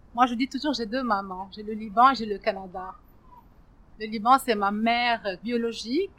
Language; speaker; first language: French; non-native, local second language; Arabic